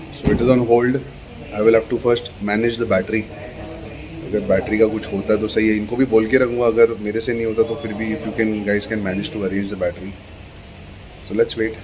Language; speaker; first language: Hindi; native; Hindi